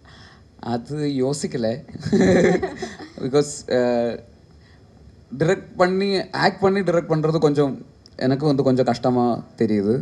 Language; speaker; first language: Tamil; non-native, learner; Malayalam